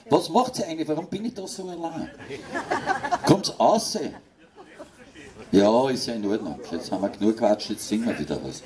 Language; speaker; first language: German; native; German